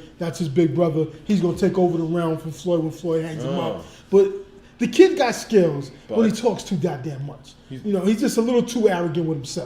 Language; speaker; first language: English; native; English